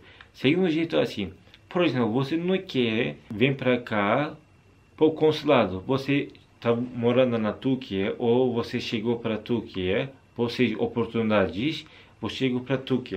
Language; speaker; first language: Portuguese; non-native, learner; Turkish